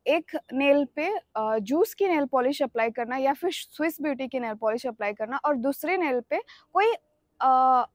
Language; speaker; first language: Hindi; non-native, local second language; Odia